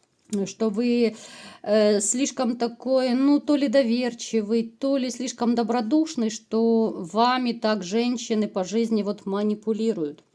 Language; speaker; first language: Russian; native; Russian